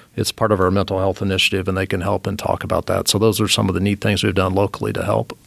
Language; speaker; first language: English; native; English